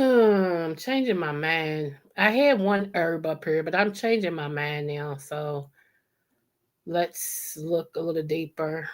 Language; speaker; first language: English; native; English